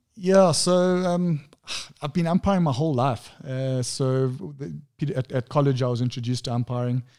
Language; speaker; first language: English; native; English